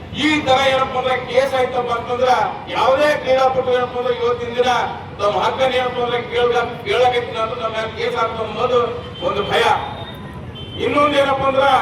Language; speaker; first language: Kannada; non-native, local second language; Lambadi